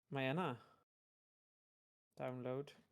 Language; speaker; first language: Welsh; native; Welsh